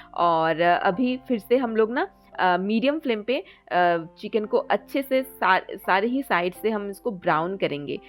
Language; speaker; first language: Hindi; non-native, local second language; Bangla